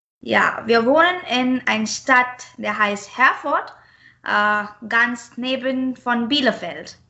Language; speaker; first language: German; non-native, fluent; Marathi